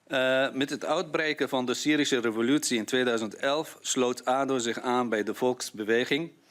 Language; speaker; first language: Dutch; non-native, fluent; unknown